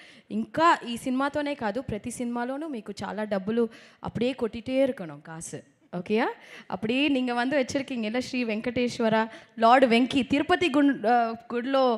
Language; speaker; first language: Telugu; non-native, local second language; Tamil